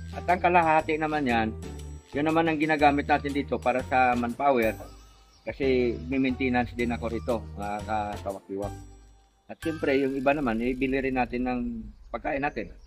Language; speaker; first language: Filipino; non-native, local second language; Cebuano